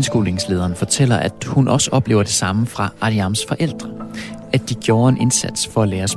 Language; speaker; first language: Danish; native; Danish